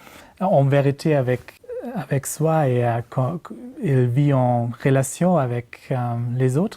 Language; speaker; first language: French; non-native, learner; German